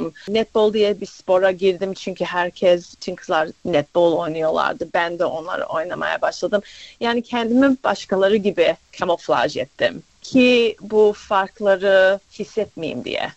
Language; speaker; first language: Turkish; early bilingual, other home language; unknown